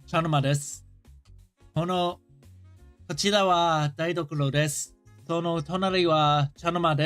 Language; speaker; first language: Japanese; non-native, learner; English